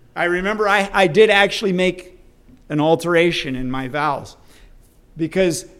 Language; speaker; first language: English; native; English